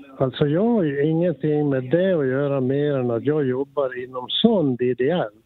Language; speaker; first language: Swedish; native; Swedish